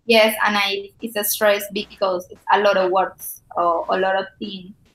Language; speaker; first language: English; non-native, learner; Spanish